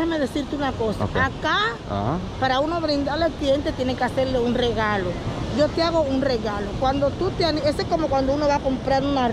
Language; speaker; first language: Spanish; native; Spanish